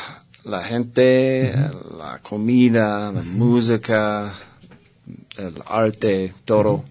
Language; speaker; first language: Spanish; non-native, learner; English